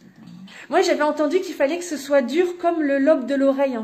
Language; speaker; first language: French; native; French